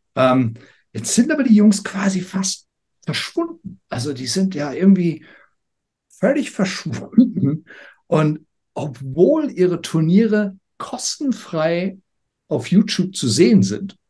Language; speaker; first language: German; non-native, fluent; English